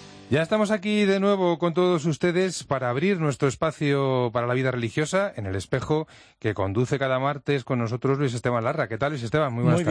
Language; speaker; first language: Spanish; native; Spanish